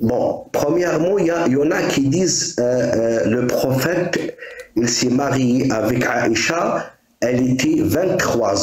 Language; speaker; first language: French; non-native, local second language; Arabic